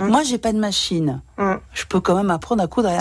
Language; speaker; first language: French; native; French